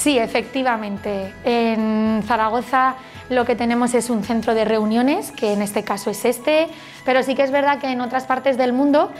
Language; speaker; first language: Spanish; native; Spanish